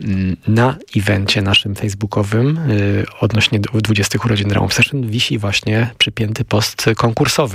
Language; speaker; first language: Polish; native; Polish